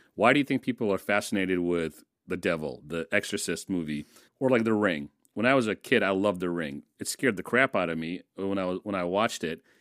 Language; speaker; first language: English; early bilingual, other home language; Russian